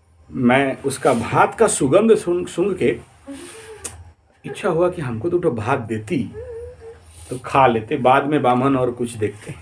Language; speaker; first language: Hindi; non-native, local second language; Odia